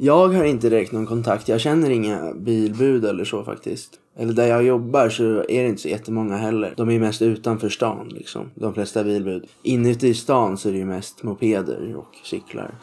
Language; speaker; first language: Swedish; native; Swedish